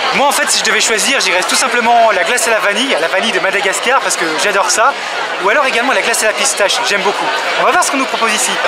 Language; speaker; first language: French; native; French